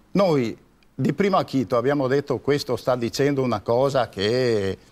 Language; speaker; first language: Italian; native; Italian